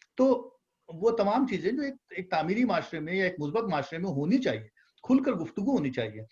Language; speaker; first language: Urdu; native; Urdu